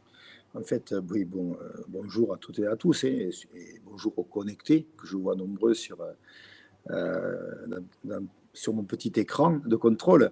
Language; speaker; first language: French; native; French